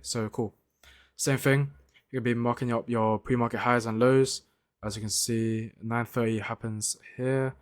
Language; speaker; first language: English; native; English